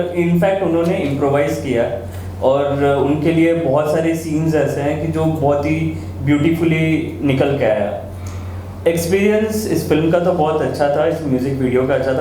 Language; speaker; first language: Hindi; native; Hindi